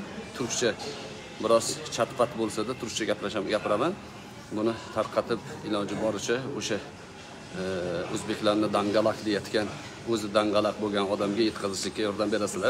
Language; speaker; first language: Turkish; non-native, learner; Uzbek